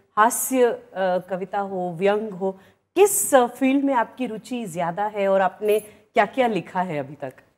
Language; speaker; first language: Hindi; native; Hindi